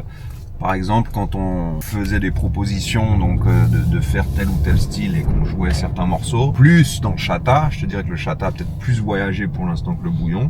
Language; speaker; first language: French; native; French